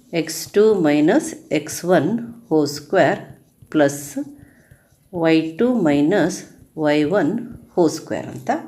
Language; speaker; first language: Kannada; native; Kannada